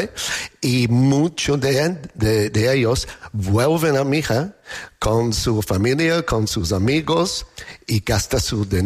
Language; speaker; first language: Spanish; non-native, learner; English